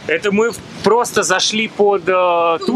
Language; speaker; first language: Russian; native; Russian